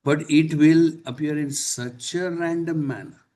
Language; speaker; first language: English; non-native, local second language; Marathi